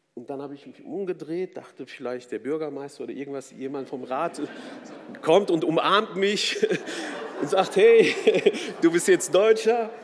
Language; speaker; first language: German; early bilingual, other home language; Kurdish